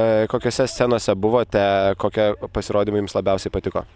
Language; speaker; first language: Lithuanian; native; Lithuanian